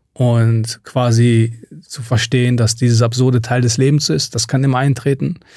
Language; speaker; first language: German; native; German